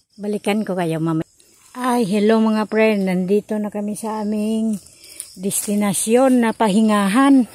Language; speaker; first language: Filipino; non-native, local second language; Cebuano